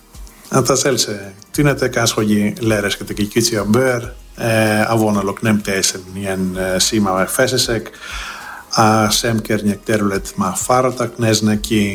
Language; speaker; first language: Hungarian; non-native, learner; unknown